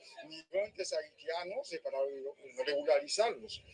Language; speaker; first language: Spanish; non-native, fluent; Haitian Creole